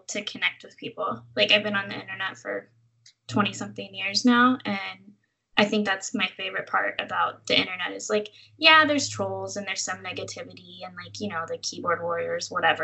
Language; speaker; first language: English; native; English